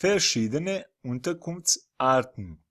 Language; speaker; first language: German; non-native, fluent; Serbian